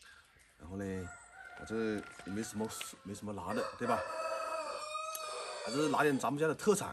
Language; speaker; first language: Chinese; native; Chinese